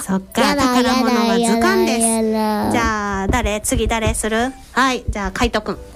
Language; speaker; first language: Japanese; native; Japanese